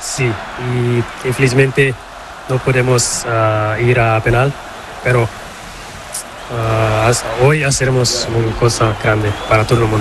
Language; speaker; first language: Spanish; non-native, learner; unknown